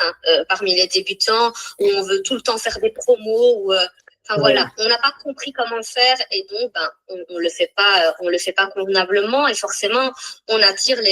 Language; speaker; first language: French; native; French